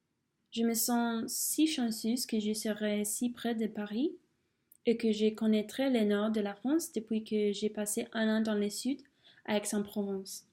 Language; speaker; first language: French; non-native, fluent; English